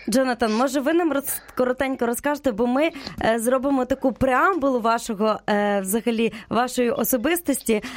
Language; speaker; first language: Ukrainian; native; Ukrainian